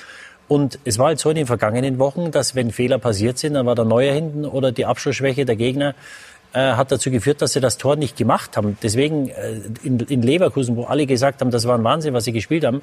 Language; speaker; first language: German; native; German